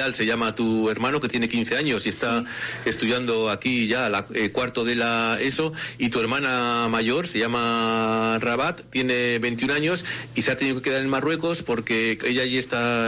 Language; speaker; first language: Spanish; native; Spanish